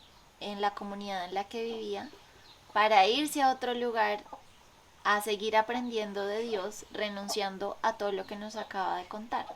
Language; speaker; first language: Spanish; native; Spanish